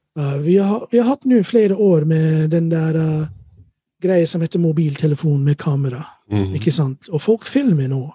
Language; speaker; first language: Norwegian; non-native, fluent; English